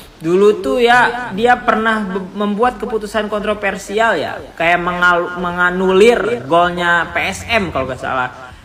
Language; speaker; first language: Indonesian; native; Indonesian